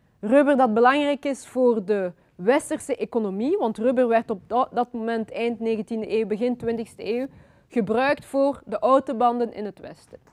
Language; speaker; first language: Dutch; early bilingual, other home language; Lingala